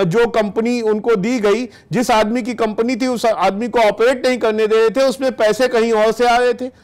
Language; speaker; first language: Hindi; native; Hindi